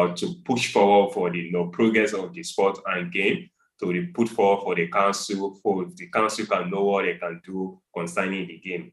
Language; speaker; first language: English; non-native, local second language; Yoruba